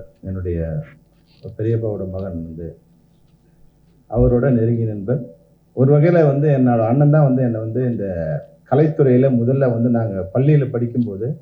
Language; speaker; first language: Tamil; native; Tamil